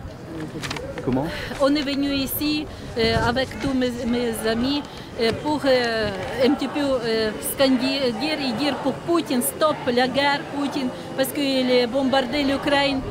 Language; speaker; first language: French; non-native, learner; Ukrainian